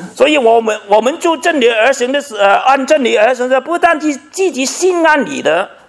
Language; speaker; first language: Chinese; non-native, local second language; Cantonese